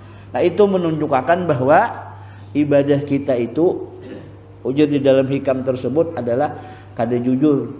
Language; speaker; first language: Indonesian; non-native, local second language; Banjar